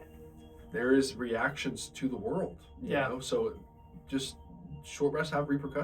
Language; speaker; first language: English; native; English